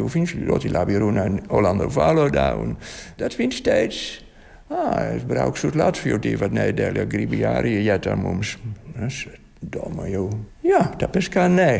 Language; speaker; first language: Latvian; non-native, learner; Dutch